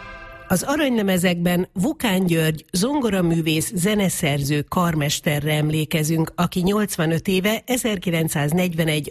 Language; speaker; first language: Hungarian; native; Hungarian